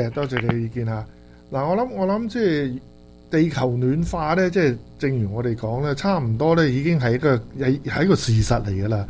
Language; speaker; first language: Chinese; native; Chinese